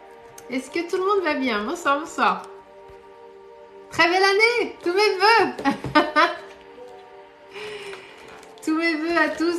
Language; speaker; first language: French; native; French